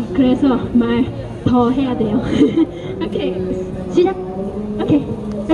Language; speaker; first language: Korean; non-native, learner; English